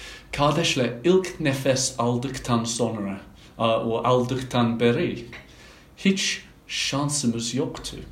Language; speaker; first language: Turkish; non-native, fluent; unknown